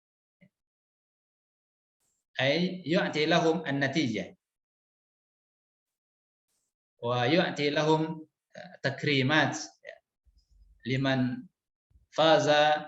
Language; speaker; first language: Arabic; non-native, fluent; Indonesian